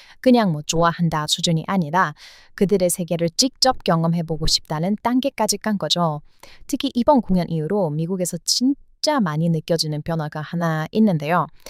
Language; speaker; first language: Korean; non-native, fluent; English